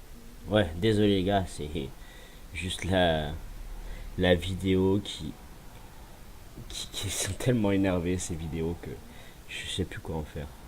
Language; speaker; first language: French; native; French